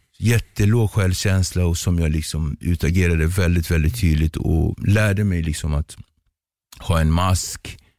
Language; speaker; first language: Swedish; early bilingual, other home language; Kabuverdianu